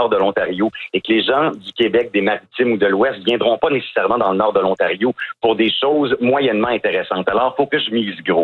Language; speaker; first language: French; native; French